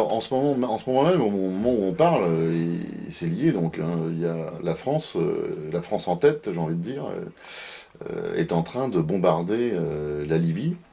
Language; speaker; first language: French; native; French